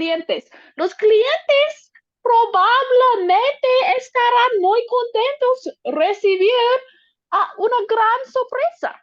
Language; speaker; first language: Spanish; non-native, learner; English